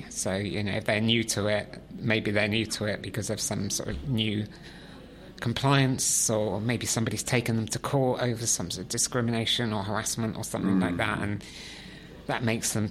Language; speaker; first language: English; native; English